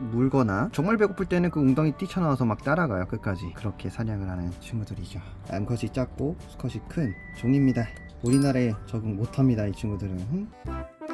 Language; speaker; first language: Korean; native; Korean